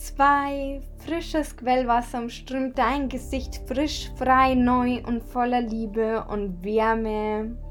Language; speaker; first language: German; native; German